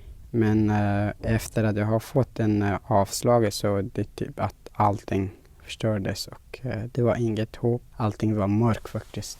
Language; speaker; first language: Swedish; non-native, fluent; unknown